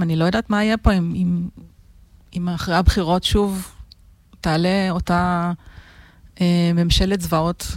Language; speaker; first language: Hebrew; native; Hebrew